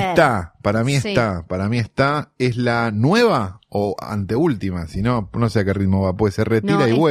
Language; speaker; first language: Spanish; native; Spanish